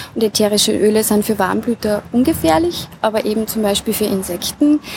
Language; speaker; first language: German; native; German